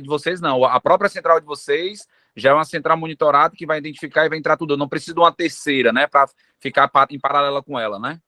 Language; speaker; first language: Portuguese; native; Portuguese